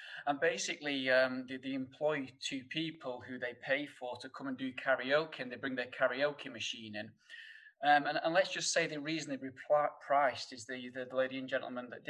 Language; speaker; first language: English; native; English